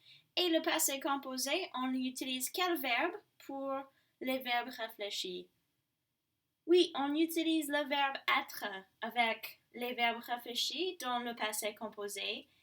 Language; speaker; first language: French; non-native, fluent; English